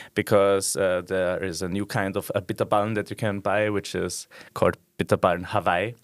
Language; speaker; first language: English; non-native, fluent; German